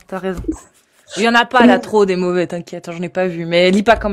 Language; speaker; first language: French; native; French